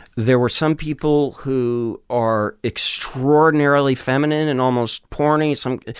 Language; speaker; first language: English; native; English